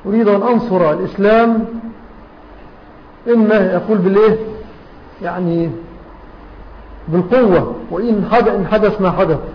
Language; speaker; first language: Arabic; native; Arabic